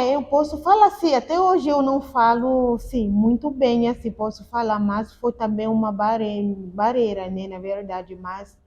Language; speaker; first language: Portuguese; non-native, learner; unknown